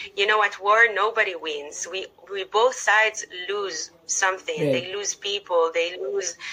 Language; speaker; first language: English; non-native, fluent; Hebrew